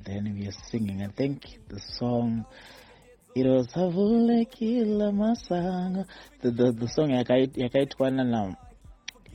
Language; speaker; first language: English; non-native, local second language; Shona